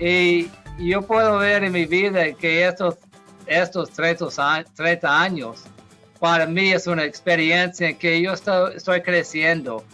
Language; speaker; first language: Spanish; non-native, fluent; English